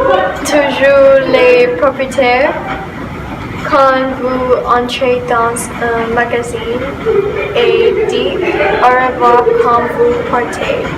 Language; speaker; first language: French; non-native, learner; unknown